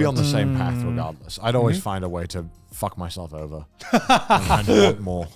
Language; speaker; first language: English; native; English